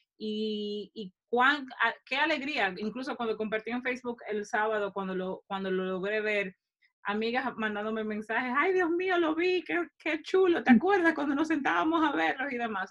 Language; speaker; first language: Spanish; native; Spanish